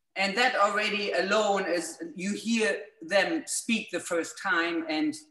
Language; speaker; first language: English; non-native, fluent; German